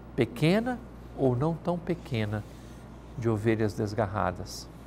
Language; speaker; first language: Portuguese; native; Portuguese